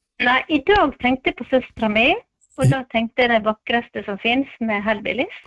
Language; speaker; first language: Norwegian; native; Norwegian